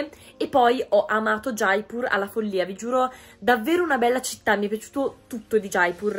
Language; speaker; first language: Italian; native; Italian